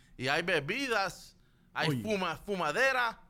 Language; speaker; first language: Spanish; early bilingual, heritage; Spanish